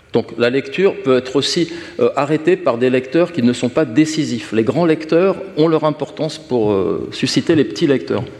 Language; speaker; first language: French; native; French